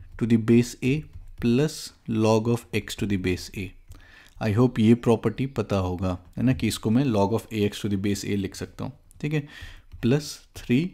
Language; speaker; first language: Hindi; native; Hindi